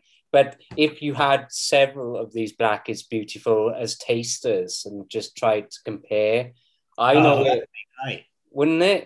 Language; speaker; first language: English; native; English